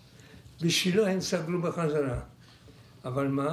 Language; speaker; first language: Hebrew; non-native, fluent; Polish